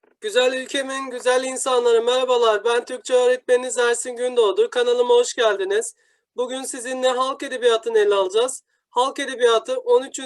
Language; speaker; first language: Turkish; native; Turkish